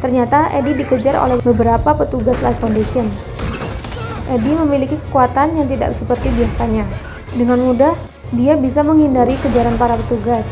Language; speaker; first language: Indonesian; native; Indonesian